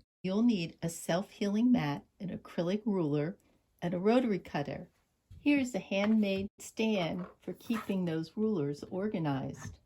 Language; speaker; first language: English; native; English